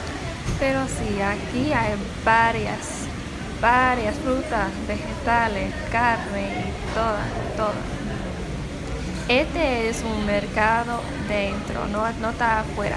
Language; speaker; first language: Spanish; non-native, fluent; English